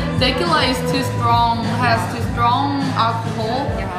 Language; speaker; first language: English; non-native, learner; Korean